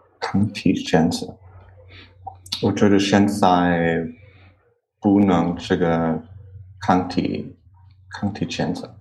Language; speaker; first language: Chinese; non-native, learner; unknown